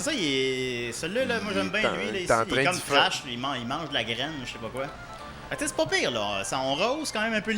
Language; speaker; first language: French; native; French